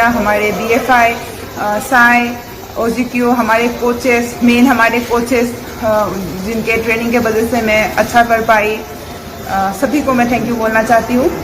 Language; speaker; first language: Hindi; non-native, local second language; Assamese